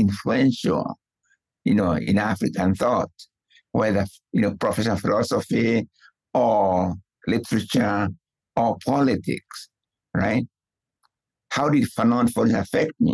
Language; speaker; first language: English; non-native, local second language; Kikuyu